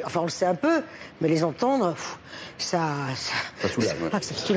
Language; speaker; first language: French; native; French